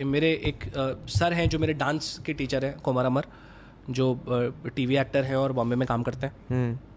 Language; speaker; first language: Hindi; native; Hindi